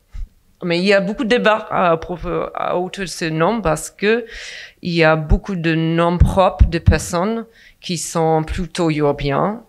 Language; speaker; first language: French; non-native, fluent; English